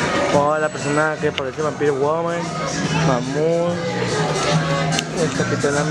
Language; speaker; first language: Spanish; native; Spanish